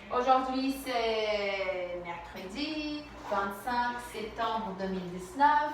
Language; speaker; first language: French; non-native, fluent; English